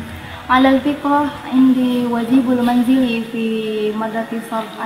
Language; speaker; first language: Arabic; non-native, learner; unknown